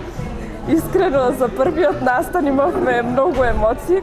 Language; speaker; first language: Macedonian; non-native, local second language; Albanian